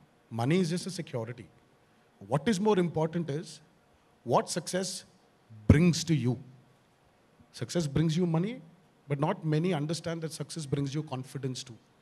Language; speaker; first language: English; non-native, local second language; Telugu